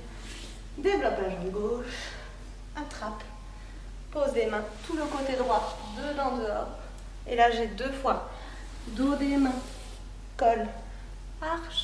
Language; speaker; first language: French; native; French